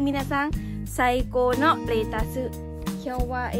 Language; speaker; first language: Japanese; non-native, learner; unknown